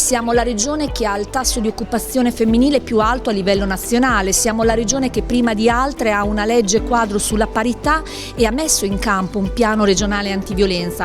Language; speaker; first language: Italian; native; Italian